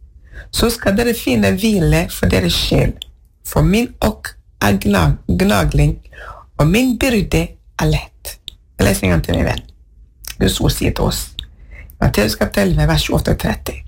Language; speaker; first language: Norwegian; non-native, fluent; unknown